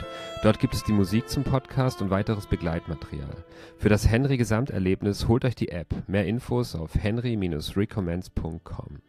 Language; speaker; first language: German; native; German